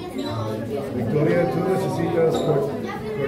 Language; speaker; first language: Spanish; non-native, fluent; English